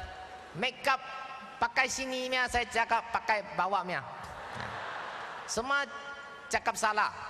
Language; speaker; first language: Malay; non-native, local second language; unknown